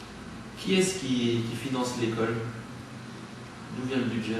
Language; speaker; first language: French; native; French